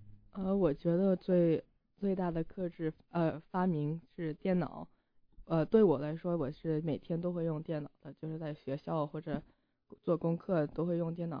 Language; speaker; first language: Chinese; early bilingual, heritage; Chinese